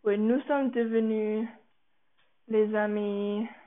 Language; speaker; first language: French; non-native, learner; Chinese